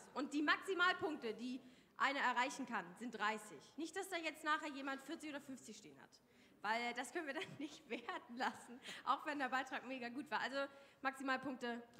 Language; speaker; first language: German; native; German